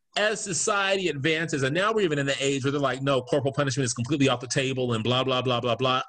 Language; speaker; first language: English; native; English